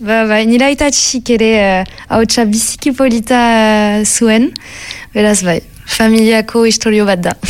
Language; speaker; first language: Basque; non-native, local second language; French